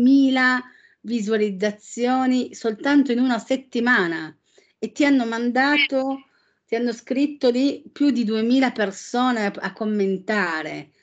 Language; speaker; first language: Italian; native; Italian